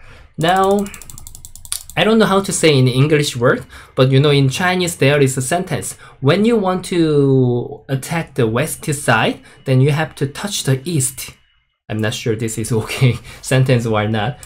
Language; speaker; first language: English; non-native, fluent; Korean